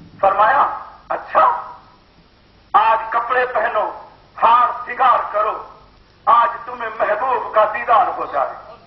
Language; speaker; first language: Urdu; non-native, local second language; Sindhi